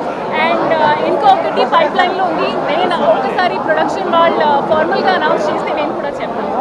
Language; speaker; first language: Telugu; non-native, fluent; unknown